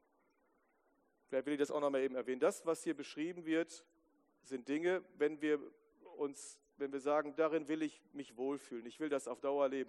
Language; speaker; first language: German; native; German